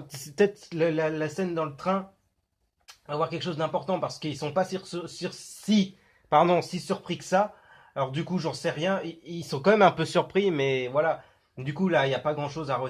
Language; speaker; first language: French; native; French